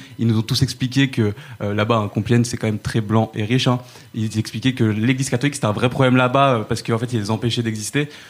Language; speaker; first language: French; native; French